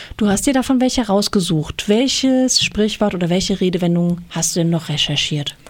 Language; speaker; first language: German; native; German